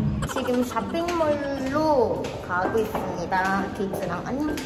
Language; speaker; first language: Korean; non-native, learner; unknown